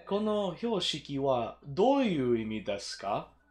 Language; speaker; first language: Japanese; non-native, learner; English